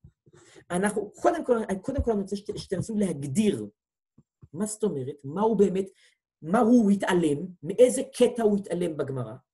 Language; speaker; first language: Hebrew; native; Hebrew